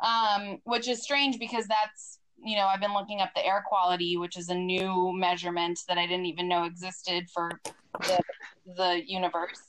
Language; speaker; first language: English; native; English